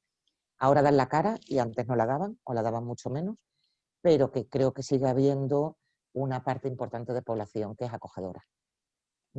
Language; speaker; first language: Spanish; native; Spanish